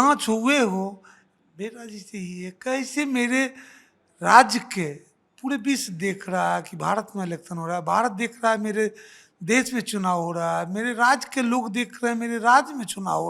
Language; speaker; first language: Hindi; native; Hindi